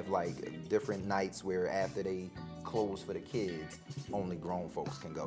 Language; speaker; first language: English; native; English